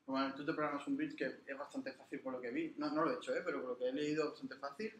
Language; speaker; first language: Spanish; native; Spanish